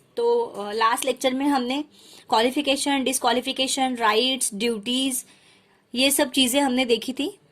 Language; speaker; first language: Hindi; non-native, local second language; Marathi